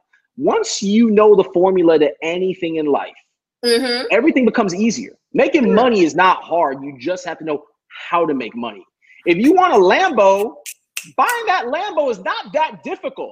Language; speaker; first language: English; native; English